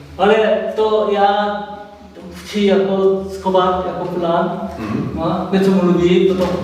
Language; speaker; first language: Czech; non-native, learner; Korean